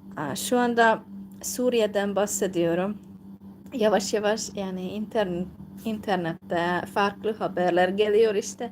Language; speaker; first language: Turkish; non-native, fluent; Hungarian